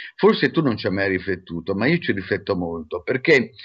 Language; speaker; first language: Italian; native; Italian